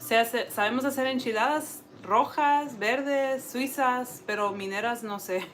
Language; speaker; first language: Spanish; early bilingual, heritage; Spanish